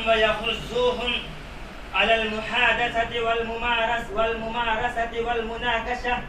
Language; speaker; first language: Arabic; non-native, learner; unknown